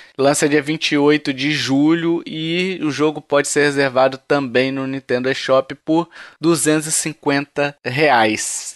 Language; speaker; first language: Portuguese; native; Portuguese